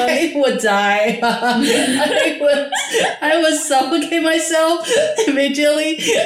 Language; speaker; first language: English; non-native, fluent; Chinese